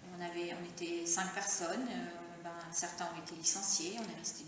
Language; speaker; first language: French; early bilingual, other home language; Italian